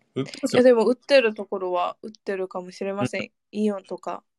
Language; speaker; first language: Japanese; non-native, fluent; Korean